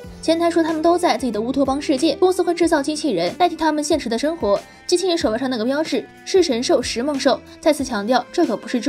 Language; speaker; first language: Chinese; native; Chinese